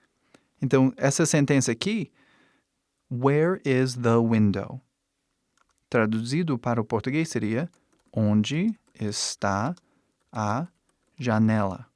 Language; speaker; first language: Portuguese; non-native, fluent; English